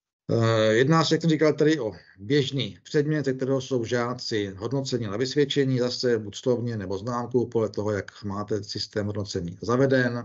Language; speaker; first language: Czech; native; Czech